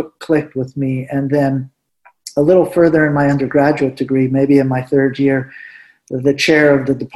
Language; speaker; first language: English; early bilingual, other home language; Spanish